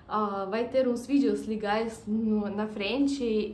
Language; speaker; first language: Portuguese; non-native, fluent; Russian